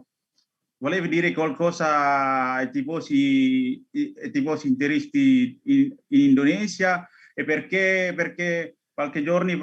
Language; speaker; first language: Italian; non-native, learner; Indonesian